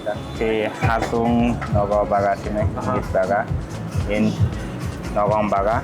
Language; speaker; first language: Mongolian; non-native, learner; Vietnamese